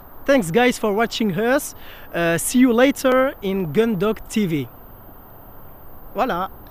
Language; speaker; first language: English; non-native, learner; French